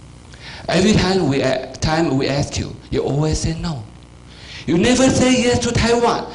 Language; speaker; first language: English; non-native, fluent; Chinese